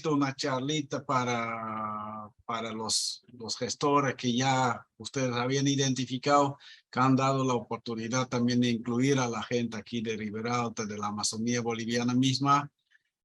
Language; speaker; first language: Spanish; non-native, fluent; Dutch